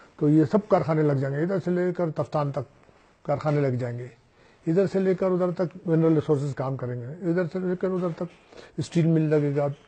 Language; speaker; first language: Urdu; non-native, local second language; Baluchi